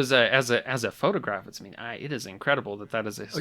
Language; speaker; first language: English; native; English